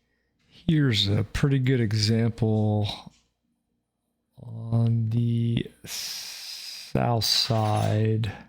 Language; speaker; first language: English; native; English